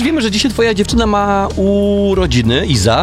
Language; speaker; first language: Polish; native; Polish